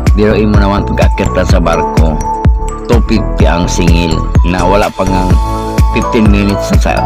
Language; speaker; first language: Filipino; native; Filipino